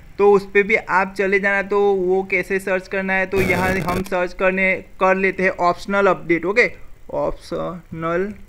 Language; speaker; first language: Hindi; non-native, local second language; Gujarati